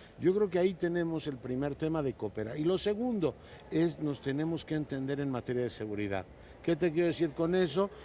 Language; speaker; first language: Spanish; native; Spanish